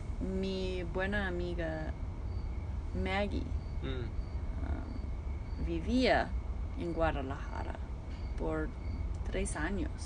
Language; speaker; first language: Spanish; non-native, fluent; English